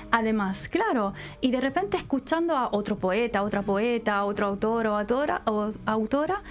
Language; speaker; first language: Spanish; non-native, fluent; Italian